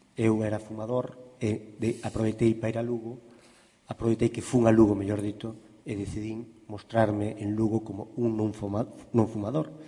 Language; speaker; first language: Galician; non-native, local second language; Spanish